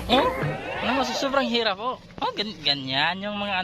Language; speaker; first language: Filipino; native; Filipino